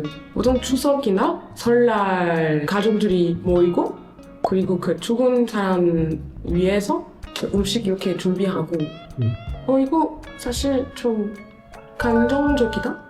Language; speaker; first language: Korean; non-native, learner; French